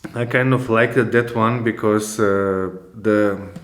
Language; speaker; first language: English; non-native, fluent; Macedonian